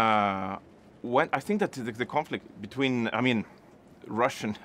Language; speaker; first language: English; non-native, fluent; Lithuanian